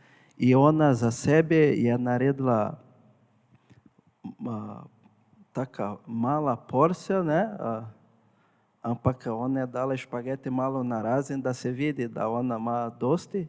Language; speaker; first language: Slovenian; non-native, fluent; Portuguese